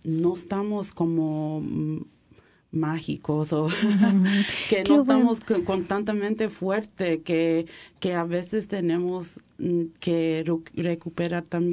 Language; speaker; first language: Spanish; early bilingual, heritage; English